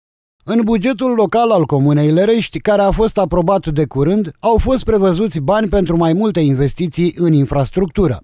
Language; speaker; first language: Romanian; native; Romanian